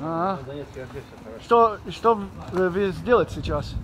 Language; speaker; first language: Russian; non-native, learner; English